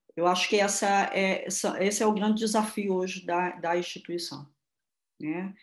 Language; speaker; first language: Portuguese; native; Portuguese